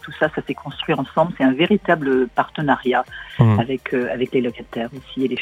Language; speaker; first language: French; native; French